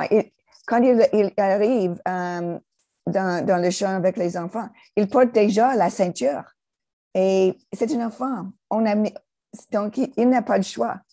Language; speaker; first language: French; non-native, fluent; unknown